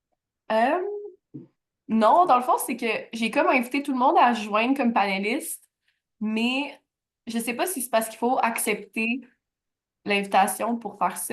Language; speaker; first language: French; native; French